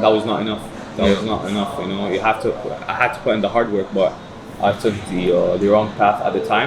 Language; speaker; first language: English; native; English